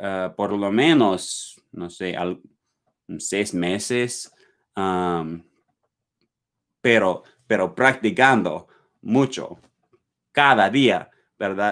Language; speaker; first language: Spanish; non-native, learner; English